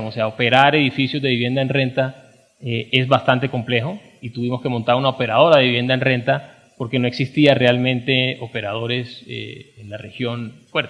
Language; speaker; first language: Spanish; native; Spanish